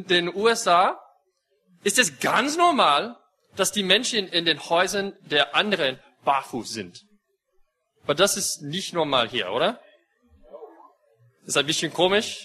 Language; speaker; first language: German; non-native, fluent; English